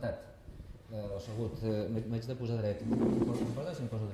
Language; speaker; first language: Catalan; native; Catalan